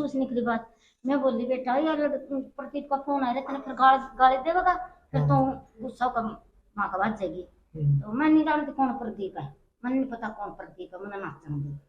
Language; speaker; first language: Hindi; non-native, local second language; Haryanvi